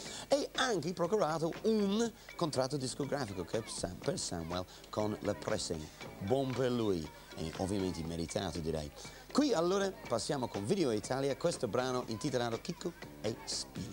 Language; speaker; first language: Italian; native; Italian